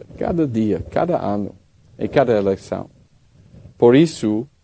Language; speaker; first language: Portuguese; non-native, learner; English